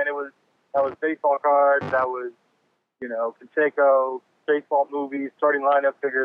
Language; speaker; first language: English; native; English